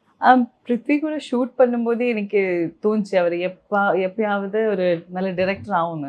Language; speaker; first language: Tamil; non-native, local second language; Malayalam